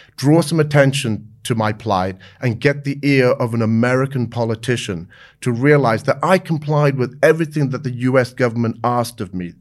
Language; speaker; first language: English; native; English